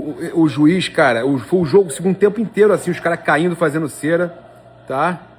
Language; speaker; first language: Portuguese; native; Portuguese